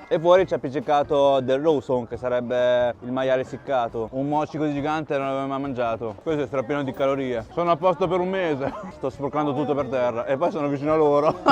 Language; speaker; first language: Italian; early bilingual, other home language; Chinese